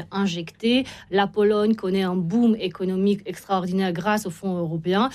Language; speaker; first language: French; non-native, fluent; Romanian